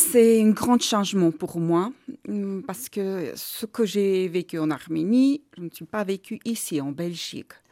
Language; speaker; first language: French; non-native, learner; Armenian